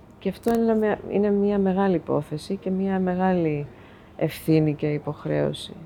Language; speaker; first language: Greek; early bilingual, heritage; Greek